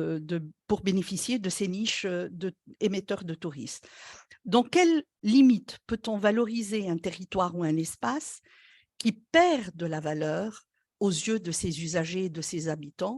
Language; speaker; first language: French; non-native, local second language; Arabic